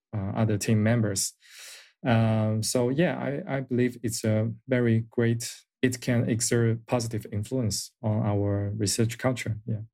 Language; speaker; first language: English; non-native, fluent; Chinese